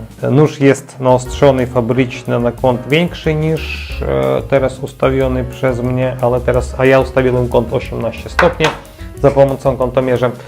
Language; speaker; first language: Polish; non-native, learner; Ukrainian